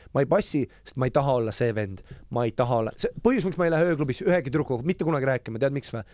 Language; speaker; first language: Estonian; native; Estonian